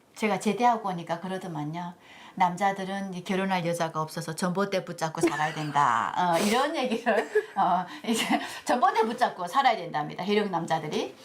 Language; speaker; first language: Korean; native; Korean